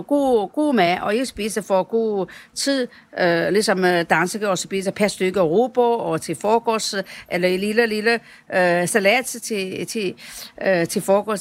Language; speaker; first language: Danish; non-native, learner; Chinese